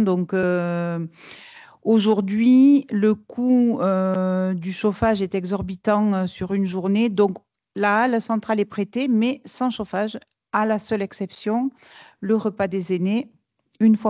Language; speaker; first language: French; native; French